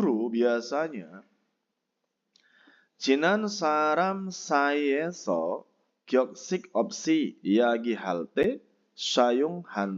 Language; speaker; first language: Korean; non-native, fluent; Indonesian